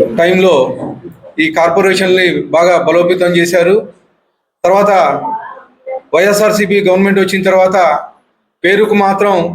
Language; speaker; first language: Telugu; native; Telugu